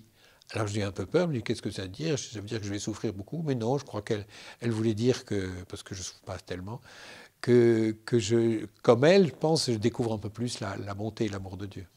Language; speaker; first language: French; native; French